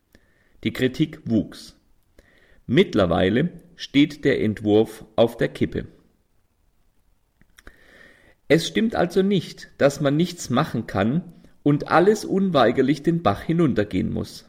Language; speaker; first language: German; native; German